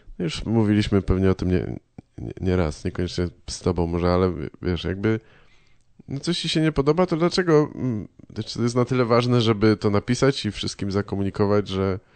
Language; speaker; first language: Polish; native; Polish